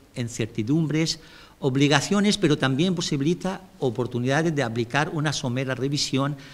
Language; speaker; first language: Spanish; non-native, fluent; Arabic